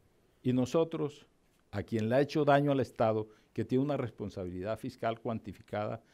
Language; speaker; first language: Spanish; native; Spanish